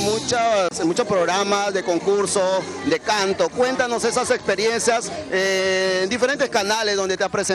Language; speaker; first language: Spanish; native; Spanish